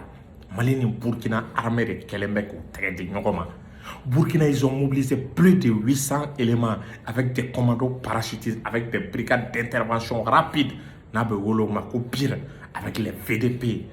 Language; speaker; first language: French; non-native, local second language; Bambara